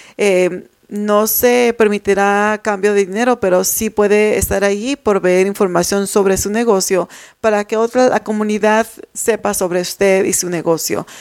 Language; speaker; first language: Spanish; early bilingual, heritage; Spanish